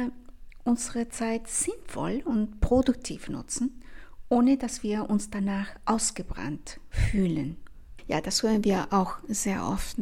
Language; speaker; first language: German; non-native, fluent; Spanish